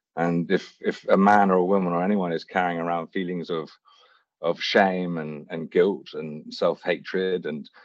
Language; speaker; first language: English; native; English